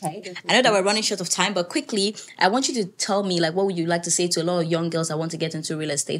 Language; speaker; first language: English; native; English